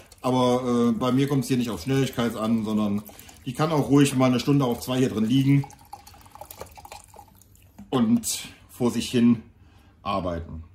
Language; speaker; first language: German; native; German